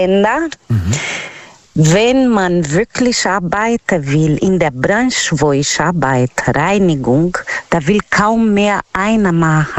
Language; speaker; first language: German; non-native, learner; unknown